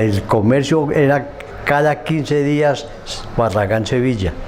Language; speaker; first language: Spanish; native; Spanish